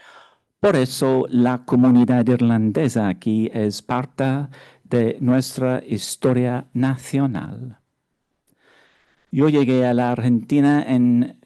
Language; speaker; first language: Spanish; non-native, fluent; English